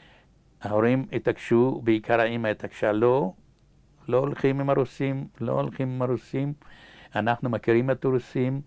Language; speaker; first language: Hebrew; non-native, fluent; Yiddish